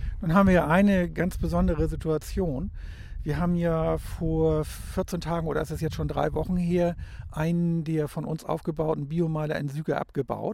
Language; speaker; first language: German; native; German